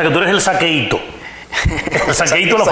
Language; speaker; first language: Spanish; native; Spanish